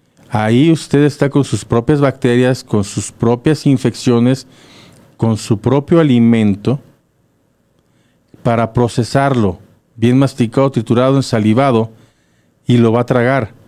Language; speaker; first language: Spanish; native; Spanish